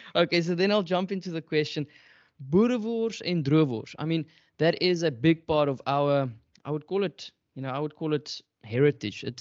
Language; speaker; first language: English; non-native, local second language; Afrikaans